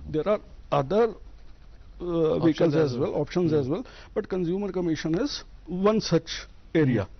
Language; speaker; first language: Hindi; native; Hindi